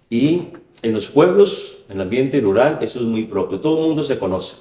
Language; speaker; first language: Spanish; native; Spanish